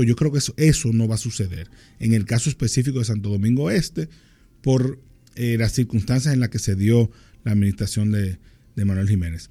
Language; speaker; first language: Spanish; native; Spanish